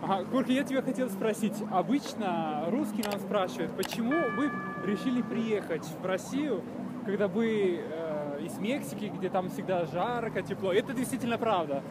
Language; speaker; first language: Russian; non-native, fluent; Spanish